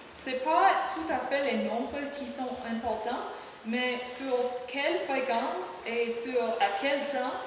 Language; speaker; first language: French; non-native, learner; English